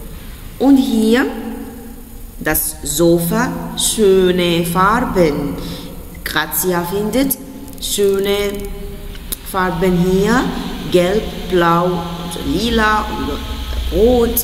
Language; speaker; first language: German; non-native, fluent; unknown